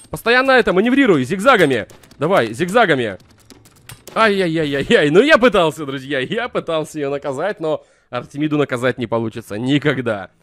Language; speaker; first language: Russian; native; Russian